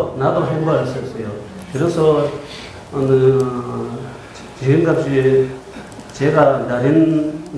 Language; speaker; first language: Korean; non-native, learner; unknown